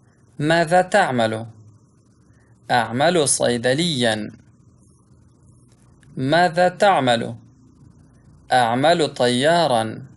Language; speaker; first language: Arabic; non-native, local second language; Pashto